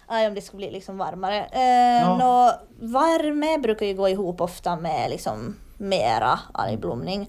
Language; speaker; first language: Swedish; native; Swedish